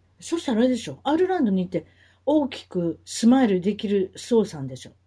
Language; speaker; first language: Japanese; native; Japanese